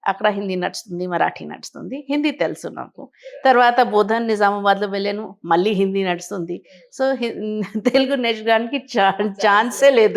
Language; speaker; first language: Telugu; non-native, learner; Hindi